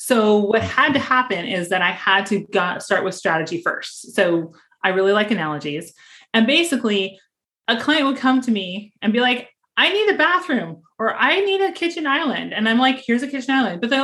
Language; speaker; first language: English; native; English